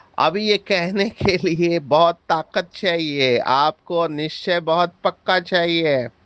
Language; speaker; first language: Hindi; non-native, local second language; Marathi